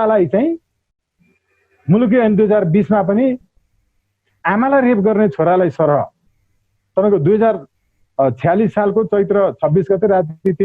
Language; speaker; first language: Nepali; native; Nepali